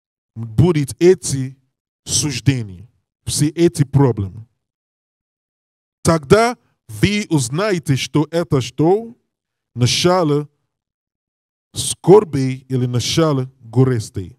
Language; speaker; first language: Russian; non-native, learner; English